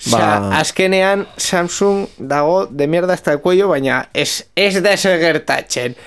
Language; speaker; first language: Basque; non-native, local second language; Spanish